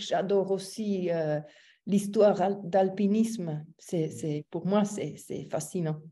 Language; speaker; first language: French; non-native, local second language; German